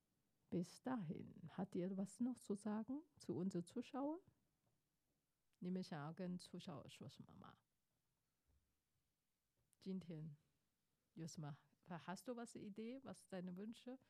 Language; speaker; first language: German; non-native, fluent; Chinese